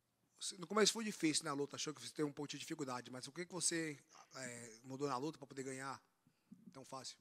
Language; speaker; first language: Portuguese; native; Portuguese